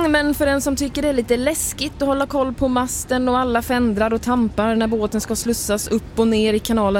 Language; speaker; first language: Swedish; native; Swedish